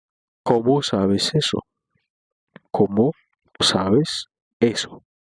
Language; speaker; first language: Spanish; non-native, fluent; Haitian Creole